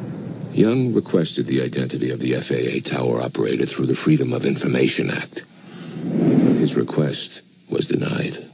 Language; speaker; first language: English; native; English